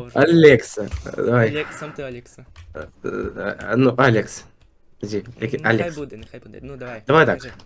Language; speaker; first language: Russian; native; Russian